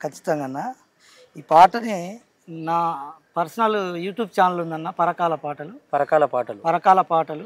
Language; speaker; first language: Telugu; native; Telugu